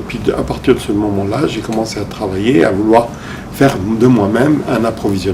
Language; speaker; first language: French; non-native, local second language; Arabic